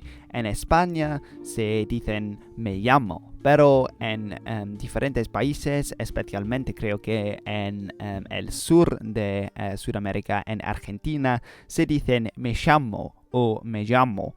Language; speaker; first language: Spanish; non-native, learner; English